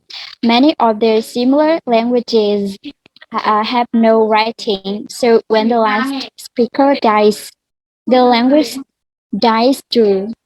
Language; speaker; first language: English; non-native, learner; Vietnamese